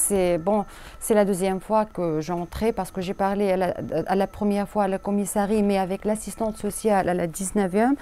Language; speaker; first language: French; non-native, learner; Arabic